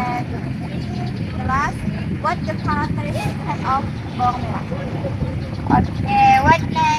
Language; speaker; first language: English; non-native, learner; Indonesian